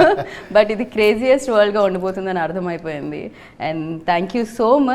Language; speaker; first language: Telugu; native; Telugu